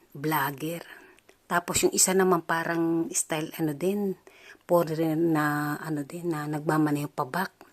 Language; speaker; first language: Filipino; native; Filipino